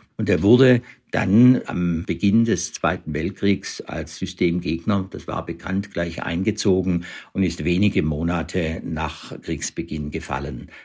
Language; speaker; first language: German; native; German